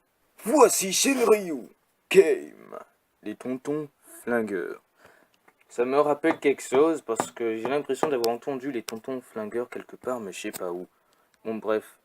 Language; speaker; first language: French; native; French